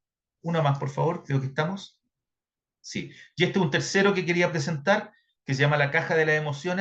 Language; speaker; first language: Spanish; native; Spanish